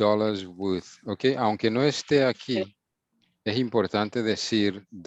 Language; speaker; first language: Spanish; non-native, fluent; English